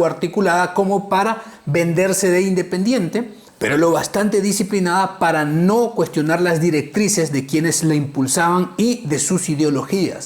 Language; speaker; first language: Spanish; native; Spanish